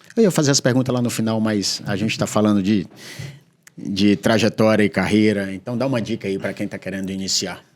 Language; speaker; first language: Portuguese; native; Portuguese